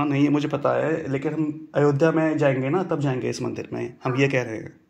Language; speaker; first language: Hindi; native; Hindi